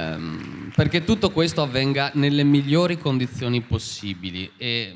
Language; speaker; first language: Italian; native; Italian